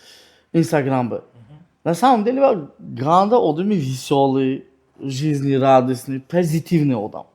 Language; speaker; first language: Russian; non-native, local second language; Tajik